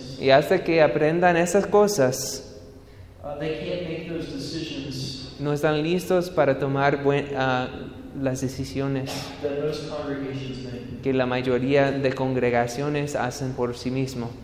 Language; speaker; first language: Spanish; non-native, fluent; English